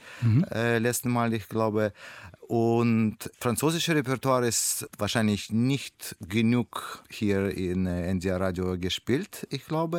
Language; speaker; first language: German; non-native, learner; Russian